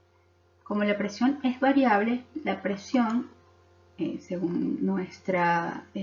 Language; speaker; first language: Spanish; native; Spanish